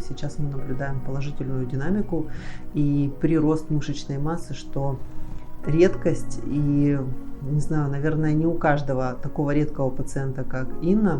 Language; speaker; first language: Russian; native; Russian